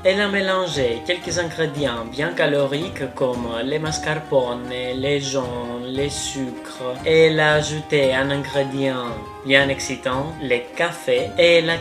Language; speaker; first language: French; non-native, fluent; Greek